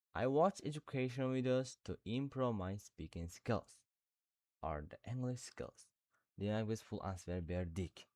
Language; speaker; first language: English; non-native, learner; Uzbek